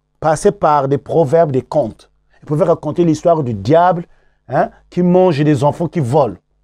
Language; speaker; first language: French; non-native, local second language; Kongo